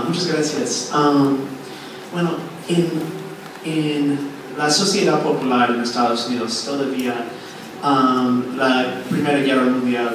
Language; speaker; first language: Spanish; non-native, fluent; English